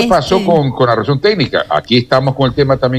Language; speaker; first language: Spanish; native; Spanish